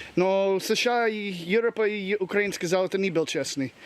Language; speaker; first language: Russian; non-native, learner; English